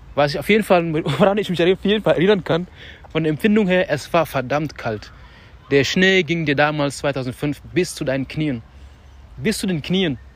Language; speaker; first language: German; non-native, fluent; Wolof